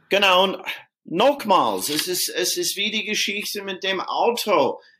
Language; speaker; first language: German; non-native, fluent; English